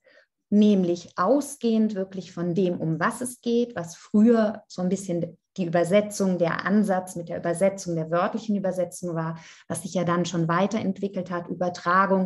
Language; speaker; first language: German; non-native, fluent; Italian